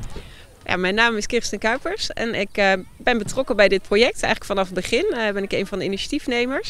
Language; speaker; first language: Dutch; native; Dutch